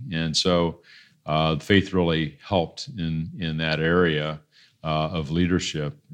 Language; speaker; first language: English; native; English